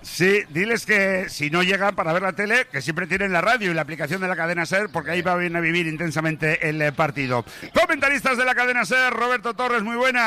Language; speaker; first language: Spanish; native; Spanish